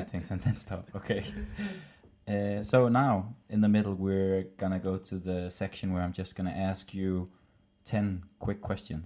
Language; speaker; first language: English; non-native, fluent; Danish